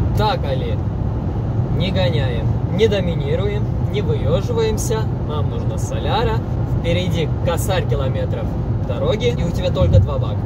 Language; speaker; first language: Russian; non-native, fluent; Turkish